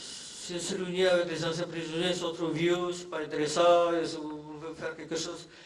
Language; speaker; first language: French; non-native, fluent; Indonesian